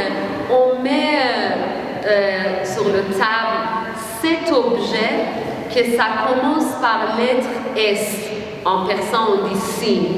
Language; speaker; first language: French; non-native, learner; Persian